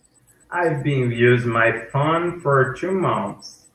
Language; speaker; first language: English; non-native, learner; Portuguese